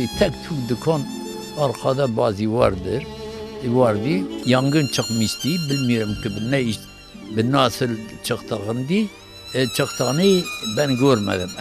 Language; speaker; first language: Turkish; non-native, local second language; Kurdish